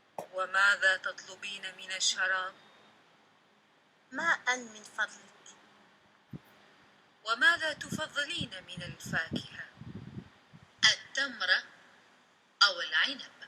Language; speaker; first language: Arabic; non-native, learner; Indonesian